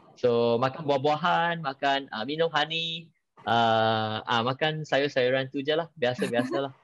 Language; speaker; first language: Malay; non-native, local second language; Chinese